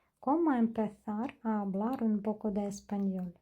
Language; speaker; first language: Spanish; non-native, learner; Ukrainian